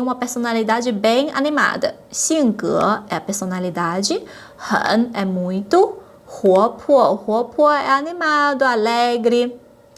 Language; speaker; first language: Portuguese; non-native, fluent; Chinese